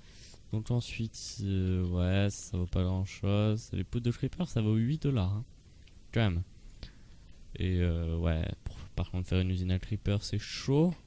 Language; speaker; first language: French; native; French